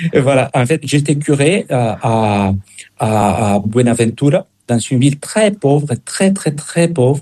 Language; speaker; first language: French; non-native, fluent; Spanish